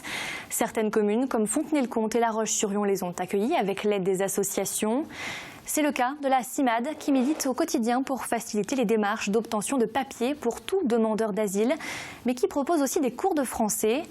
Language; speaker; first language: French; native; French